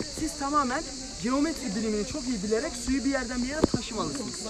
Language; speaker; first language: Turkish; native; Turkish